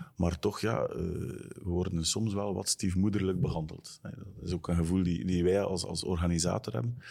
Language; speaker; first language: Dutch; native; Dutch